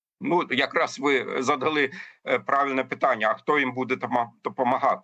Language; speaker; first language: Ukrainian; non-native, fluent; German